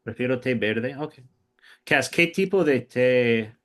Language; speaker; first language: Spanish; non-native, fluent; English